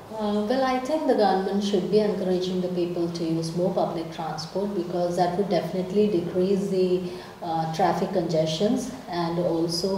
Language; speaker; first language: English; non-native, local second language; Malayalam